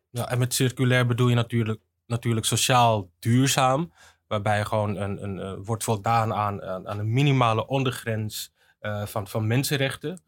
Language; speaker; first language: Dutch; native; Dutch